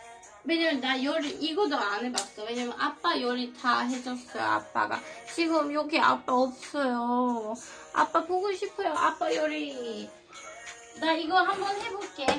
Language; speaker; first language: Korean; non-native, learner; Swedish